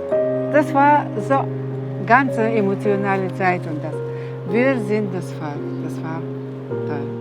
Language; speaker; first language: German; non-native, fluent; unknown